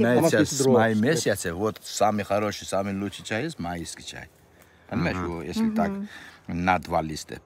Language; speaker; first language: Russian; non-native, learner; Georgian